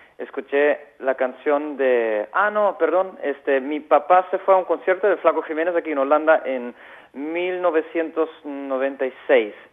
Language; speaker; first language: Spanish; non-native, fluent; Dutch